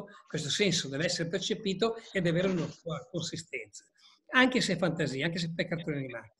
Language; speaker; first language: Italian; native; Italian